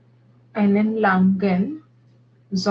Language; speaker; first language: German; non-native, learner; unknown